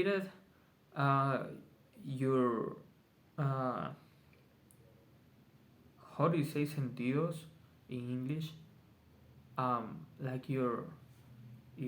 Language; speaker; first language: English; non-native, learner; Spanish